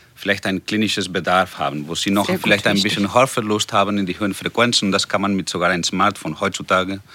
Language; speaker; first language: German; non-native, fluent; Spanish